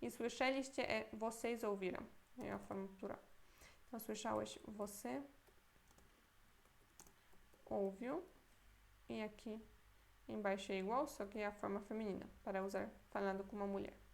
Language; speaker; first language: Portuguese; non-native, fluent; Polish